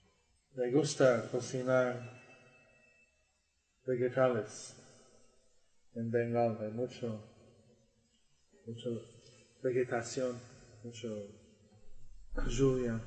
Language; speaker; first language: Spanish; non-native, learner; English